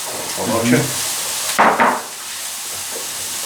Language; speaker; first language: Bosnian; non-native, learner; English